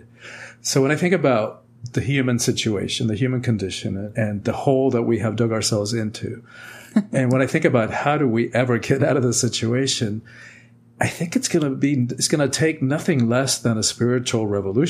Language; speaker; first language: English; early bilingual, other home language; Spanish